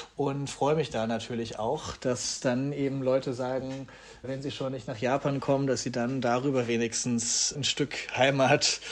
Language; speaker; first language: German; native; German